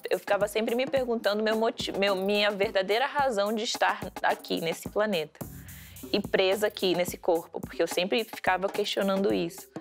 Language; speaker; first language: Portuguese; early bilingual, heritage; Portuguese